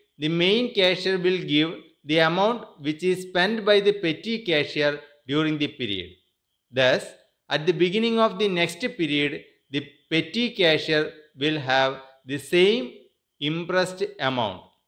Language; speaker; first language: English; non-native, local second language; Malayalam